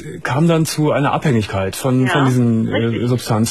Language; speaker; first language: German; native; German